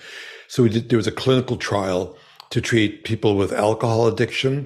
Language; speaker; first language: English; native; English